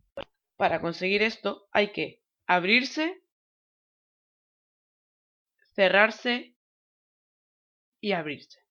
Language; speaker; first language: Spanish; native; Spanish